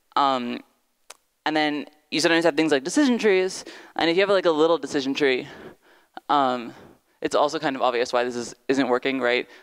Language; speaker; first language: English; native; English